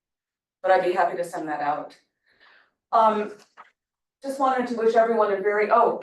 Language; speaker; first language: English; native; English